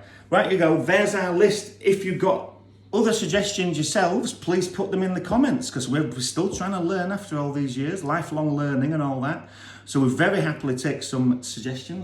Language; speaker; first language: English; native; English